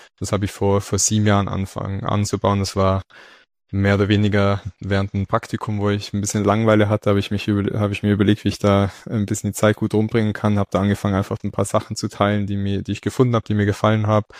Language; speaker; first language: German; native; German